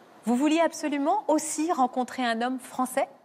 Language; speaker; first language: French; native; French